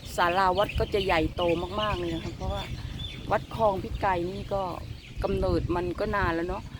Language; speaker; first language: Thai; native; Thai